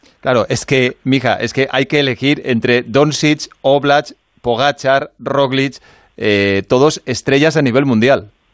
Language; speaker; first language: Spanish; native; Spanish